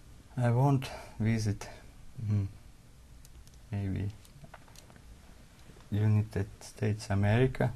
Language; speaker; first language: English; non-native, learner; Latvian